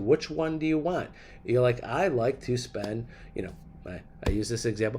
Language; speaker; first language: English; native; English